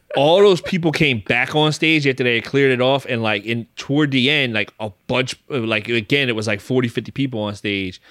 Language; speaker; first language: English; native; English